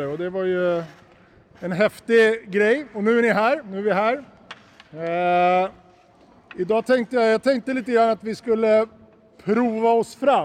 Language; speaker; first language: Swedish; native; Swedish